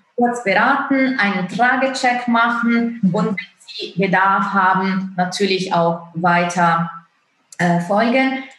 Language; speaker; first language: German; non-native, fluent; Italian